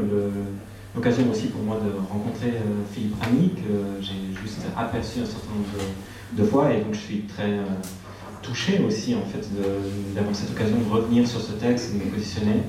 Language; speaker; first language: French; native; French